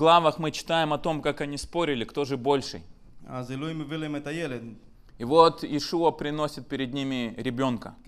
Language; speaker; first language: Russian; native; Russian